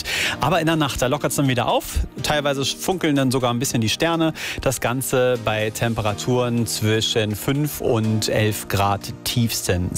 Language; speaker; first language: German; native; German